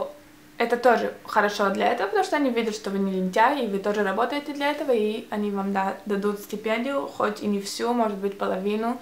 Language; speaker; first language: Russian; early bilingual, heritage; Russian